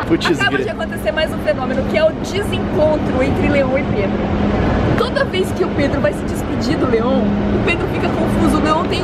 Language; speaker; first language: Portuguese; native; Portuguese